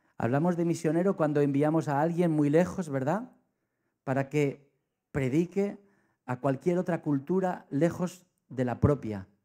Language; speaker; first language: Spanish; native; Spanish